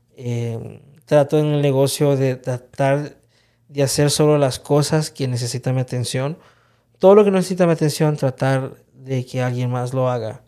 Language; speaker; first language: Spanish; early bilingual, heritage; Spanish